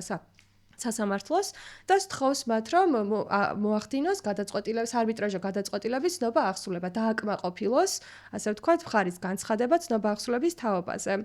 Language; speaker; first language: Georgian; native; Georgian